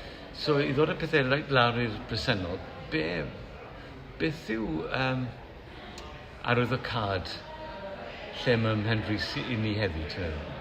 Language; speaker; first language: Welsh; native; Welsh